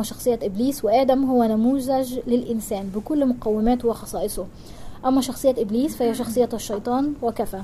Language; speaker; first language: Arabic; native; Arabic